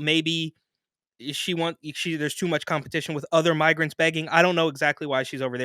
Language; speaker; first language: English; native; English